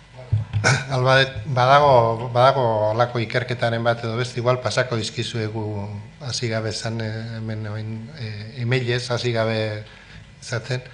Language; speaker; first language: Basque; native; Basque